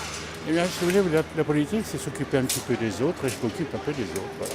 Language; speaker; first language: French; native; French